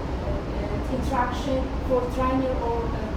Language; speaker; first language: English; non-native, learner; Kurdish